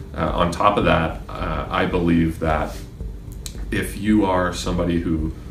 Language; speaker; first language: English; native; English